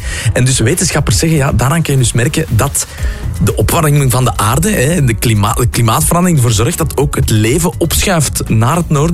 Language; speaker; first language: Dutch; native; Dutch